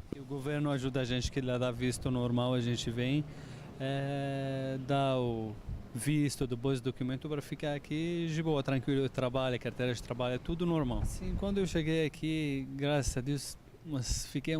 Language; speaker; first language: Portuguese; non-native, learner; Arabic